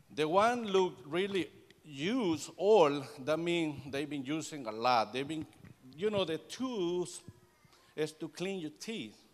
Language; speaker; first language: English; non-native, learner; Spanish